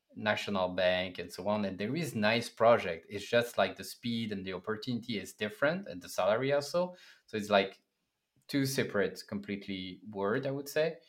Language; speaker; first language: English; non-native, fluent; French